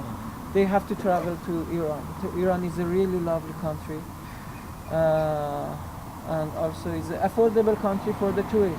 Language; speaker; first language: English; non-native, learner; Persian